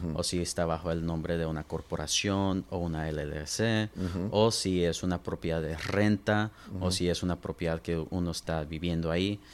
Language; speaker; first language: Spanish; early bilingual, heritage; Spanish